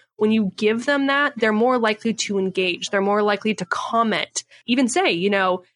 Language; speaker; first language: English; native; English